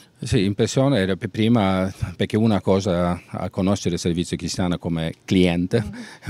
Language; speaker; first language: Italian; non-native, learner; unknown